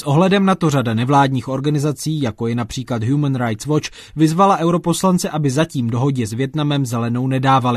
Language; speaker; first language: Czech; native; Czech